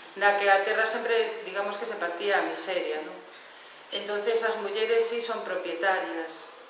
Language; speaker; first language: Spanish; non-native, local second language; Galician